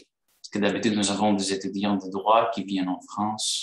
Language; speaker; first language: French; non-native, fluent; Greek